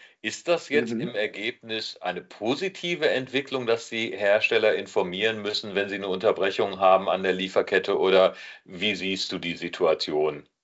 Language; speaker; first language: German; native; German